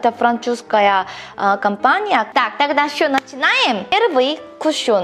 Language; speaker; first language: Russian; non-native, learner; Korean